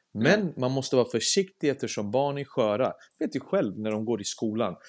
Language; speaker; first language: Swedish; early bilingual, other home language; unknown